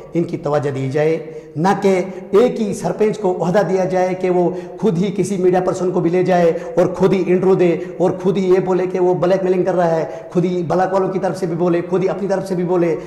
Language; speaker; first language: Hindi; native; Hindi